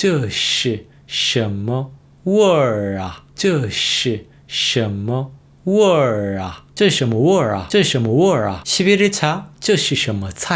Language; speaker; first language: Chinese; non-native, fluent; Korean